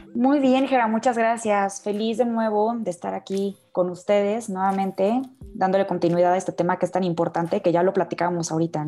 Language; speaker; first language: Spanish; native; Spanish